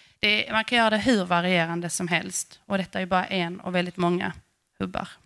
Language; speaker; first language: Swedish; native; Swedish